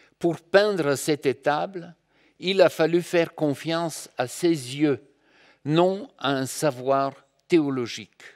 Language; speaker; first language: French; non-native, fluent; Bulgarian